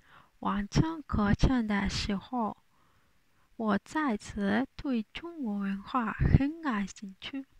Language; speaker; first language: Chinese; non-native, learner; Spanish